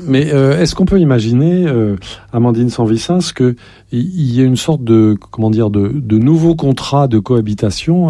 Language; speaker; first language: French; native; French